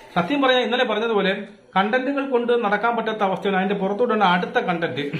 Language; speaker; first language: Malayalam; native; Malayalam